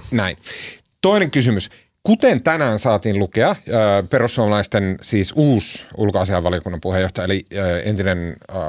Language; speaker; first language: Finnish; native; Finnish